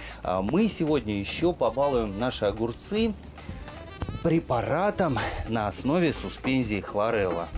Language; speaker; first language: Russian; native; Russian